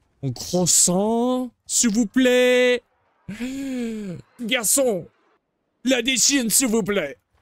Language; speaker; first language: French; non-native, learner; English